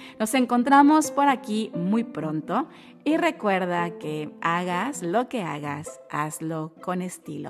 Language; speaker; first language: Spanish; native; Spanish